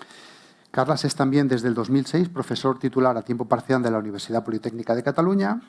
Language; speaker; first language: Spanish; native; Spanish